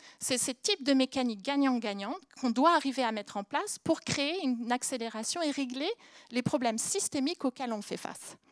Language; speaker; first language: French; native; French